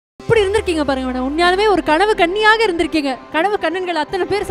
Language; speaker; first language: Tamil; native; Tamil